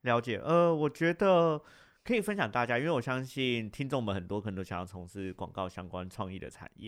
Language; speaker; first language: Chinese; native; Chinese